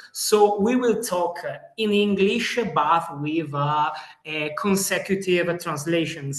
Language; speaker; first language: English; non-native, fluent; Italian